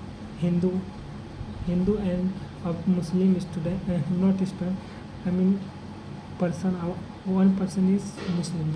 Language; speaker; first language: English; non-native, learner; Hindi